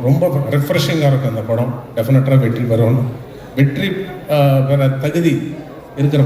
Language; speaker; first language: Tamil; non-native, fluent; Telugu